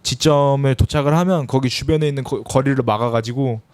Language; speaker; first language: Korean; native; Korean